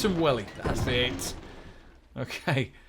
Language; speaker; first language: English; native; English